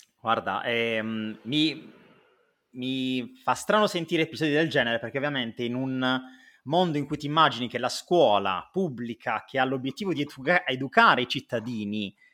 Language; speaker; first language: Italian; native; Italian